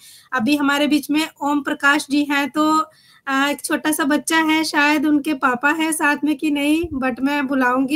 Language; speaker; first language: Hindi; native; Hindi